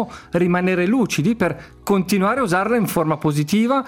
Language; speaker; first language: Italian; native; Italian